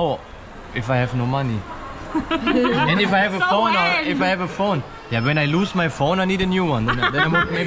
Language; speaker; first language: English; non-native, fluent; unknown